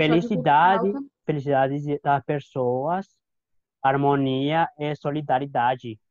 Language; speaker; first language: Portuguese; non-native, learner; Spanish